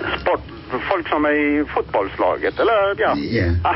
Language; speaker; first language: Swedish; non-native, fluent; Persian